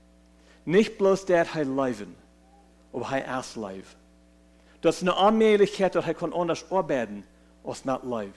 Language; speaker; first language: German; non-native, learner; Plautdietsch